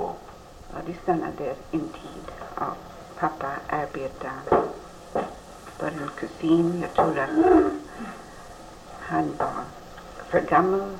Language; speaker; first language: Swedish; early bilingual, heritage; Swedish